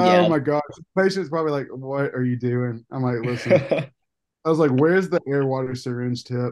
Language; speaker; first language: English; native; English